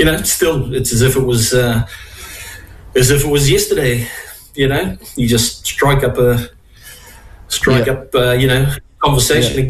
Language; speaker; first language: English; native; English